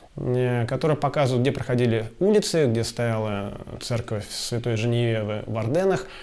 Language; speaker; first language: Russian; native; Russian